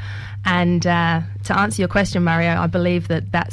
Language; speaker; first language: English; native; English